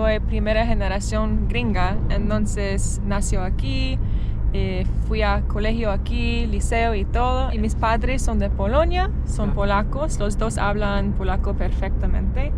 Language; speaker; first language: Spanish; non-native, learner; English